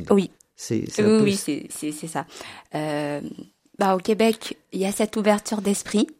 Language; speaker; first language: French; native; French